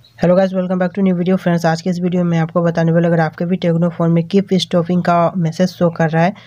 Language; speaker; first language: Hindi; native; Hindi